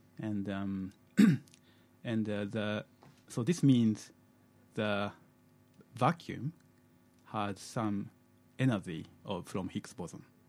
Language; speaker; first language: English; non-native, fluent; Japanese